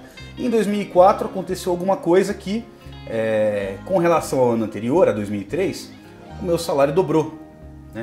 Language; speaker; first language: Portuguese; native; Portuguese